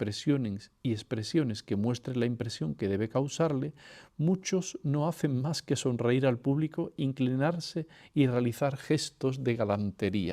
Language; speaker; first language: Spanish; native; Spanish